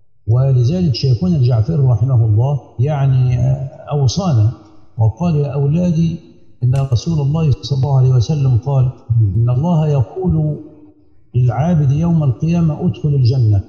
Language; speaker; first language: Arabic; native; Arabic